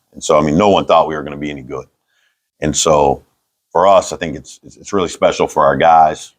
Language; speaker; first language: English; native; English